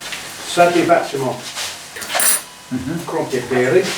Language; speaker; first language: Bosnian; non-native, learner; English